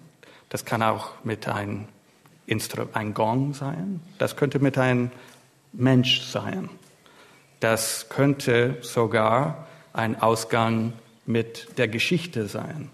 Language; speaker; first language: German; non-native, fluent; English